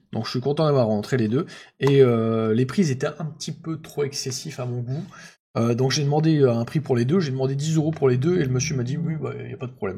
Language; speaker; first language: French; native; French